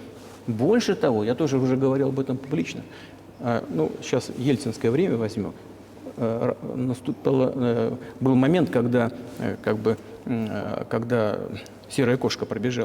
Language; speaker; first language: Russian; native; Russian